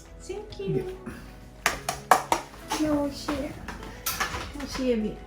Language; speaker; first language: Japanese; non-native, learner; Thai